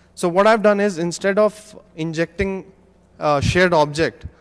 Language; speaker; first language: English; non-native, local second language; Hindi